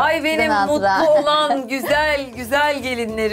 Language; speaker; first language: Turkish; native; Turkish